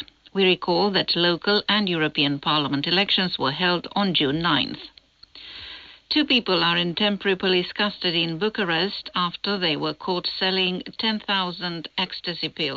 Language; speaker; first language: English; non-native, fluent; Romanian